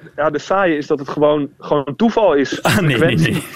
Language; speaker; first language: Dutch; native; Dutch